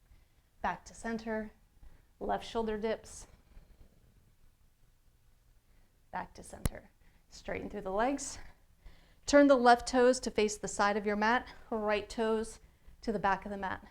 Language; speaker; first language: English; native; English